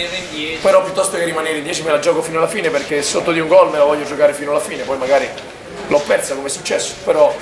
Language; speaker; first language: Italian; native; Italian